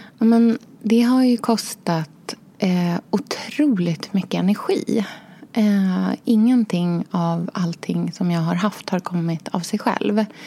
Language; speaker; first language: Swedish; native; Swedish